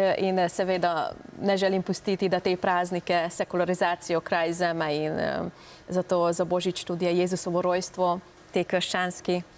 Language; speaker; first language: Slovenian; non-native, learner; Hungarian